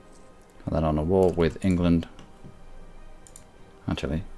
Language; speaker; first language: English; native; English